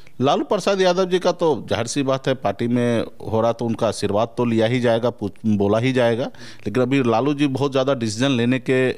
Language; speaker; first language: Hindi; native; Hindi